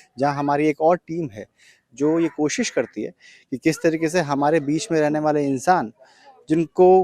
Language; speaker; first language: Hindi; non-native, local second language; Gujarati